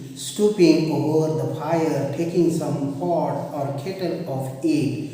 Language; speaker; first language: English; non-native, local second language; Marathi